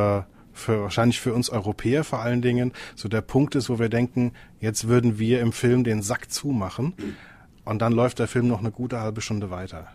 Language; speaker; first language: German; native; German